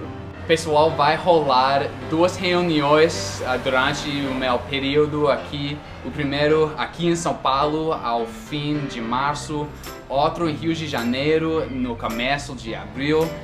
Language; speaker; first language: Portuguese; non-native, fluent; English